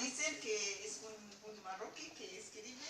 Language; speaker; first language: Spanish; non-native, learner; Arabic